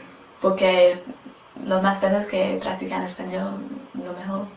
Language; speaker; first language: Spanish; non-native, learner; English